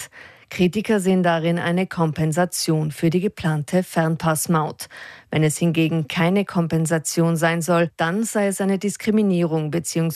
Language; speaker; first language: German; native; German